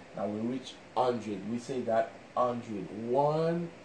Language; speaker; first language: English; non-native, fluent; Haitian Creole